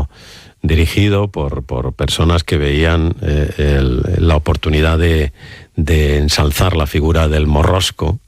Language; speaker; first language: Spanish; native; Spanish